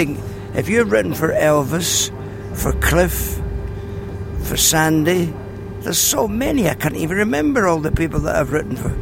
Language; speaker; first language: English; native; English